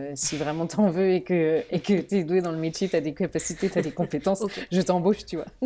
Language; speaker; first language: French; native; French